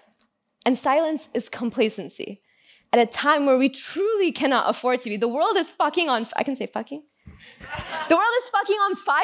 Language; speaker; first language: English; native; English